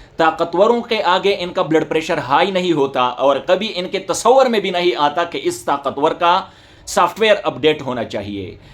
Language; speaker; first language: Urdu; non-native, local second language; Northern Hindko